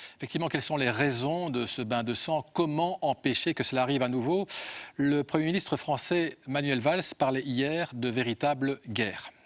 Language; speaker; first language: French; native; French